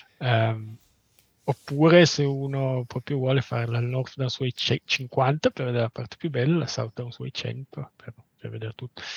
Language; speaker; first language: Italian; native; Italian